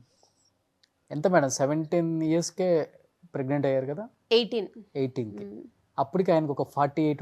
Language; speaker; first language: Telugu; native; Telugu